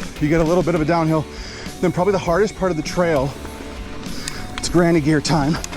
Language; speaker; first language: English; native; English